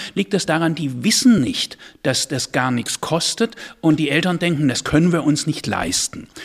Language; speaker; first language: German; native; German